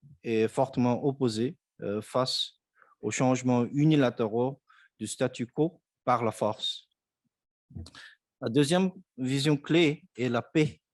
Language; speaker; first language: French; non-native, fluent; Korean